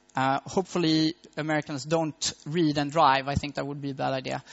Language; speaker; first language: English; non-native, fluent; Swedish